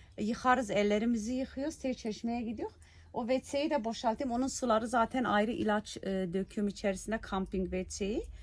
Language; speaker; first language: Turkish; early bilingual, heritage; Turkish